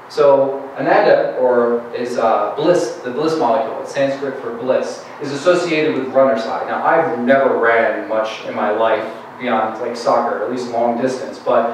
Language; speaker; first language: English; native; English